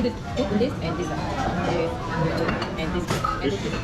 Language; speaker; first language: English; non-native, learner; Vietnamese